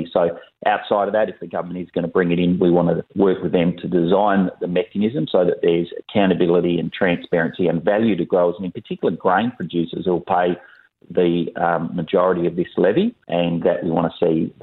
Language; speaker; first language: English; native; English